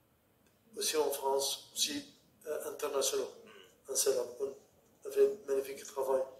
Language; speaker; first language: French; non-native, learner; Arabic